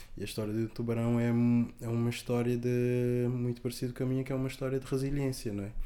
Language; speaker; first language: Portuguese; non-native, local second language; Kabuverdianu